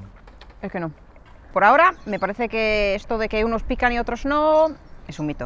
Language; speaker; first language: Spanish; non-native, fluent; English